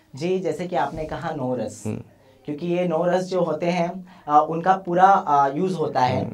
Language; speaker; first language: Hindi; native; Hindi